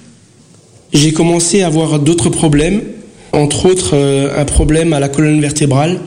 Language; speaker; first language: French; early bilingual, other home language; Portuguese